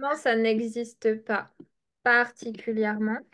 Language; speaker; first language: French; native; French